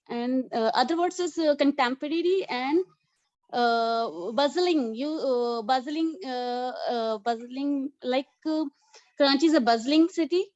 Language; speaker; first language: English; non-native, local second language; Urdu